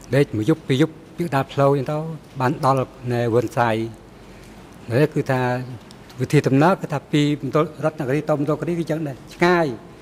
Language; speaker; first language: Khmer; non-native, local second language; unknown